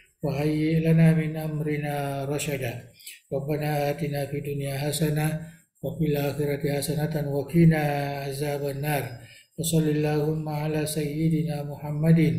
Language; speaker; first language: Arabic; non-native, fluent; Indonesian